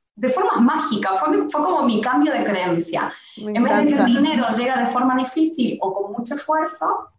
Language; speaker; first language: Spanish; native; Spanish